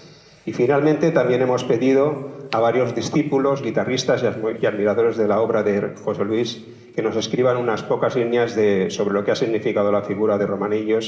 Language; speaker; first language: Spanish; native; Spanish